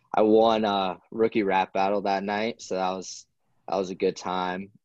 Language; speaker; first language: English; native; English